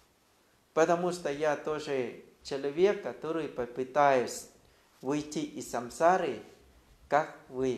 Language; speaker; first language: Russian; non-native, fluent; Thai